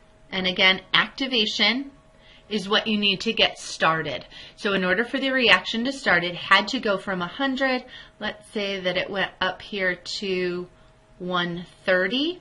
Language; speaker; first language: English; native; English